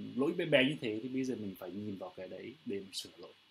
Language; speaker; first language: Vietnamese; native; Vietnamese